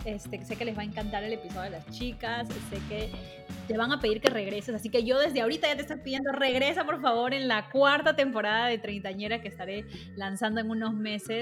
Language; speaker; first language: Spanish; native; Spanish